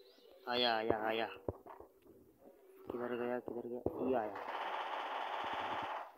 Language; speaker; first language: Hindi; non-native, local second language; Gujarati